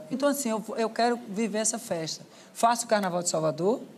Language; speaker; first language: Portuguese; native; Portuguese